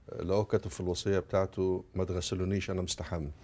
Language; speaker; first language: Arabic; native; Arabic